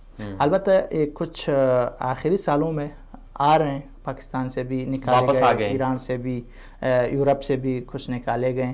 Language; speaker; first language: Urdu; non-native, fluent; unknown